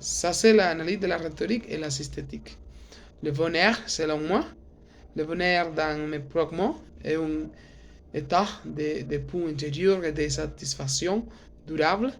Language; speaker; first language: French; non-native, learner; Spanish